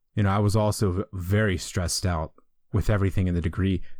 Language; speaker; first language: English; native; English